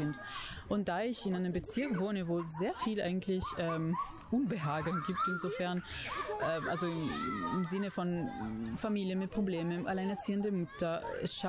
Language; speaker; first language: German; non-native, fluent; Italian